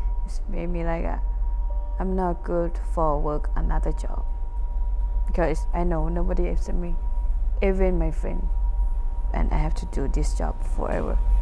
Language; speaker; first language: English; non-native, learner; Akha